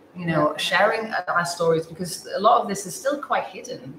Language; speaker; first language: English; native; English